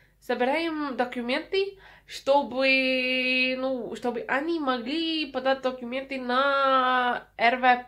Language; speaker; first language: Russian; non-native, fluent; English